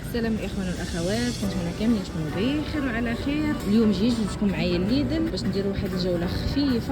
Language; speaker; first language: Arabic; native; Arabic